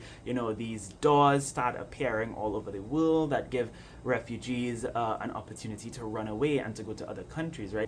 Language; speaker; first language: English; native; English